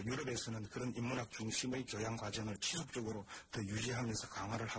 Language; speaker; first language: Korean; native; Korean